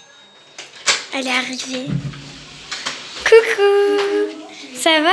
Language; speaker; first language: French; early bilingual, other home language; Arabic